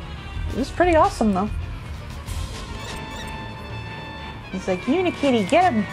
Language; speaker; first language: English; native; English